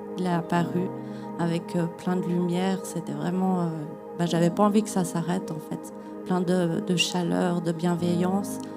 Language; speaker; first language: French; native; French